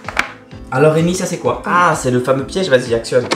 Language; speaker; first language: French; native; French